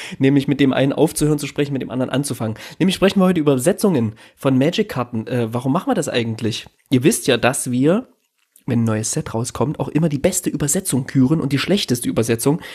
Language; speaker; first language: German; native; German